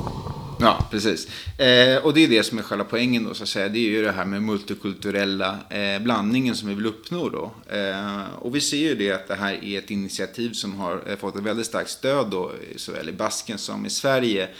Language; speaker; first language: Swedish; native; Swedish